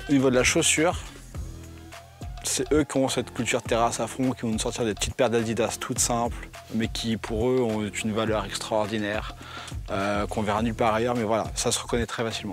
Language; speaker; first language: French; native; French